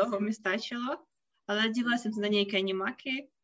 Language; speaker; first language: Czech; non-native, learner; Russian